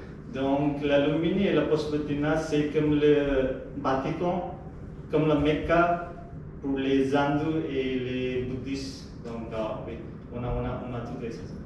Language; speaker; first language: French; non-native, fluent; Nepali